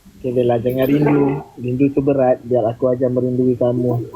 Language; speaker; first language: Malay; native; Malay